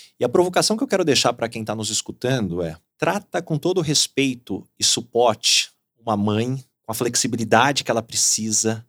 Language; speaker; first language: Portuguese; native; Portuguese